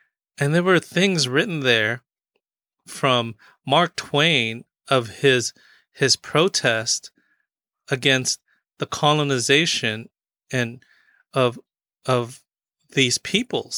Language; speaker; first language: English; native; English